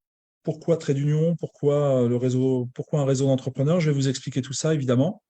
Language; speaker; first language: French; native; French